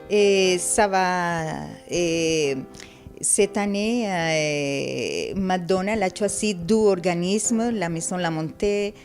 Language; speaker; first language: French; non-native, fluent; Spanish